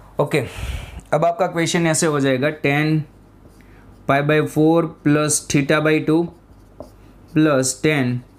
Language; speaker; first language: Hindi; non-native, local second language; Gujarati